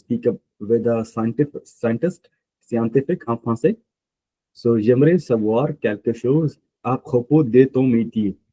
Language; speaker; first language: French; non-native, fluent; Punjabi